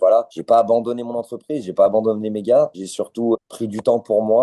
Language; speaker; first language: French; native; French